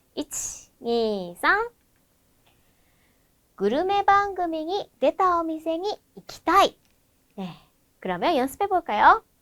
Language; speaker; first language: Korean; non-native, fluent; Japanese